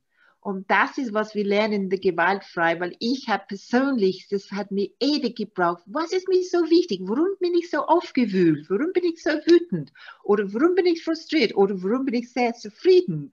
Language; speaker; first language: German; non-native, learner; Maltese